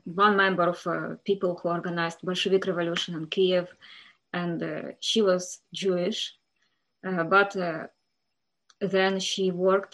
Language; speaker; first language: English; non-native, fluent; Ukrainian